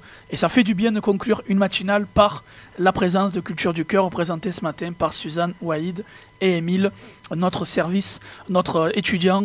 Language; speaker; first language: French; native; French